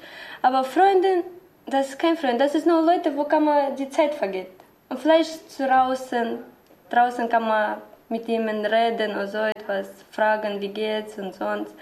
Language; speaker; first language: German; non-native, learner; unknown